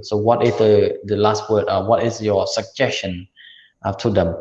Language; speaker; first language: English; non-native, learner; Khmer